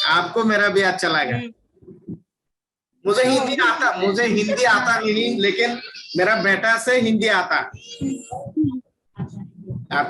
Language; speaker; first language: Hindi; non-native, learner; Bangla